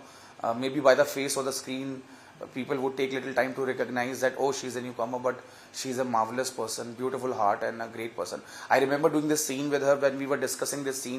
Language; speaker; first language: English; non-native, local second language; Hindi